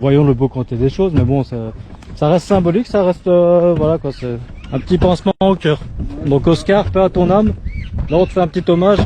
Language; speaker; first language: French; native; French